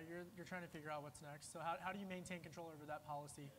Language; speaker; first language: English; native; English